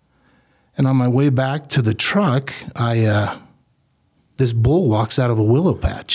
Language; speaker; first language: English; native; English